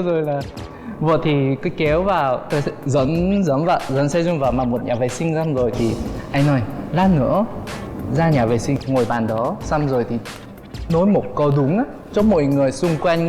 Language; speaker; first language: Vietnamese; non-native, fluent; Korean